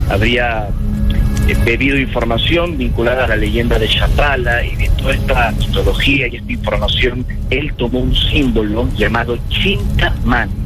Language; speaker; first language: Spanish; native; Spanish